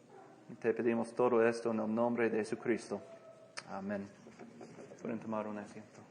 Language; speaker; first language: Spanish; non-native, fluent; English